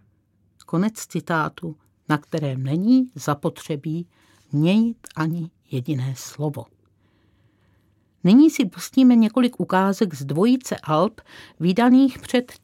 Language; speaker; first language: Czech; native; Czech